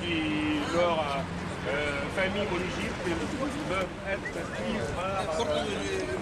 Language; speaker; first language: French; non-native, fluent; Arabic